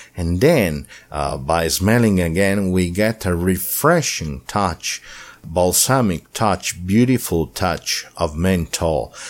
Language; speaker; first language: English; non-native, fluent; Italian